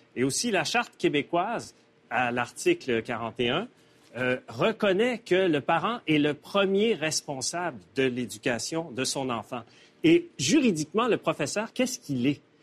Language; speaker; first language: French; native; French